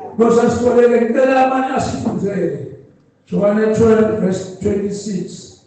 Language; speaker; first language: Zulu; non-native, local second language; Swati